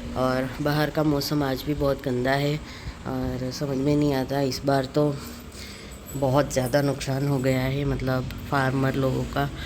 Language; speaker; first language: Hindi; non-native, local second language; Gujarati